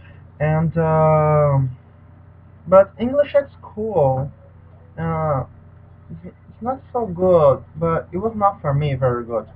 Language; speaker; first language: English; non-native, learner; Portuguese